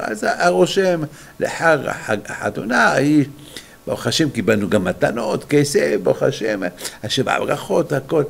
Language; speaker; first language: Hebrew; non-native, fluent; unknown